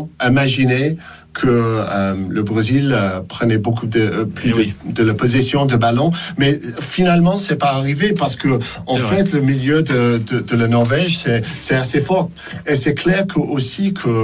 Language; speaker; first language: French; non-native, fluent; English